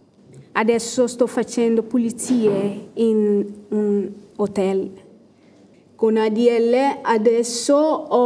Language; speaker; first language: Italian; non-native, learner; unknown